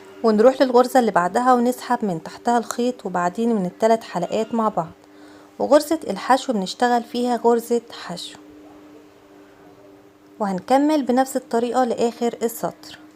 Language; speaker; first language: Arabic; native; Arabic